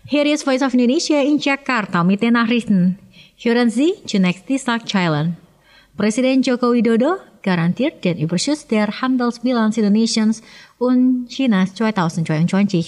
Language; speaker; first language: German; non-native, fluent; Indonesian